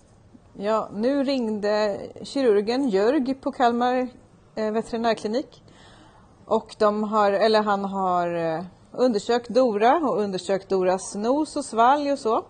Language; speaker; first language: Swedish; native; Swedish